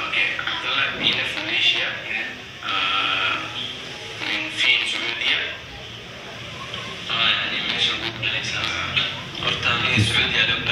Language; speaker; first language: Arabic; non-native, learner; Somali